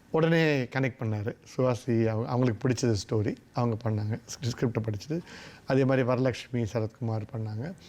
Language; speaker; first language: Tamil; native; Tamil